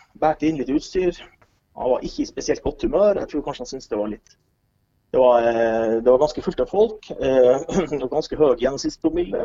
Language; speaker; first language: Norwegian; native; Norwegian